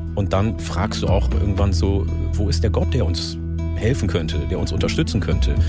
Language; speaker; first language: German; early bilingual, other home language; Oromo